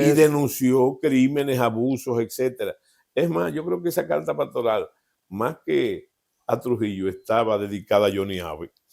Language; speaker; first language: Spanish; native; Spanish